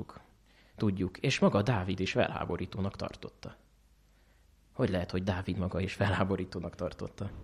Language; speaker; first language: Hungarian; native; Hungarian